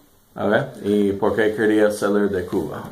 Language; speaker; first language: Spanish; non-native, learner; English